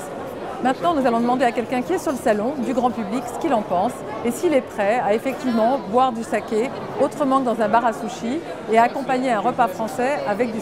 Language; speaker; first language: French; native; French